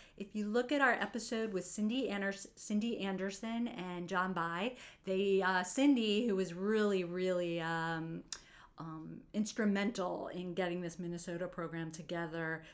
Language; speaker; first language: English; native; English